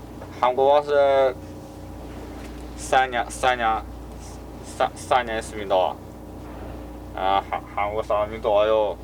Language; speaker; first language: Korean; non-native, learner; Chinese